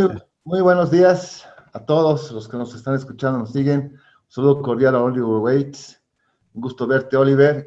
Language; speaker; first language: Spanish; native; Spanish